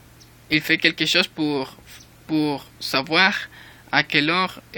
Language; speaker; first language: French; non-native, learner; Spanish